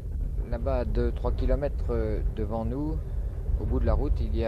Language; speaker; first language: French; native; French